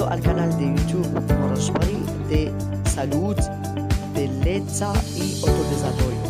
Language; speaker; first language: Spanish; non-native, learner; Arabic